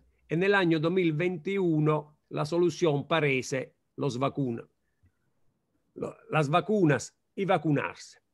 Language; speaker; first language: Spanish; non-native, fluent; Italian